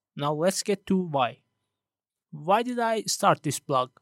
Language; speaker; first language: English; non-native, fluent; Persian